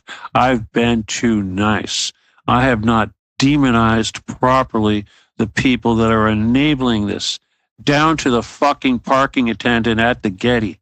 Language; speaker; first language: English; native; English